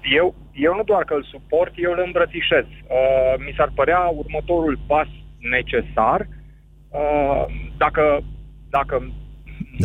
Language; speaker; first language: Romanian; native; Romanian